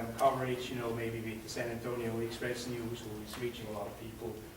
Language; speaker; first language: English; non-native, fluent; Swiss German